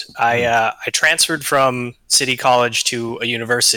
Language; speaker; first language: English; native; English